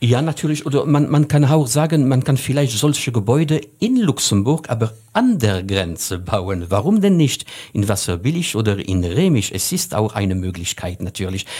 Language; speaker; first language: German; non-native, fluent; French